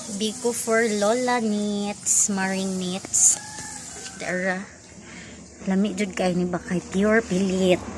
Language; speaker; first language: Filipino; non-native, local second language; Cebuano